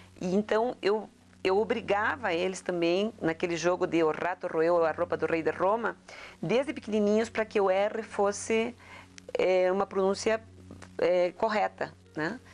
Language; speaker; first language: Portuguese; early bilingual, other home language; Spanish